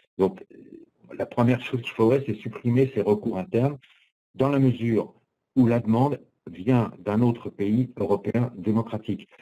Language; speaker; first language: French; native; French